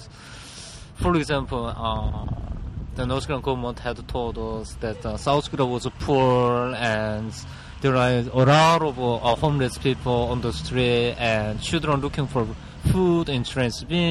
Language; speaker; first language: English; non-native, learner; Korean